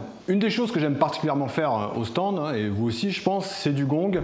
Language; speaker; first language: French; native; French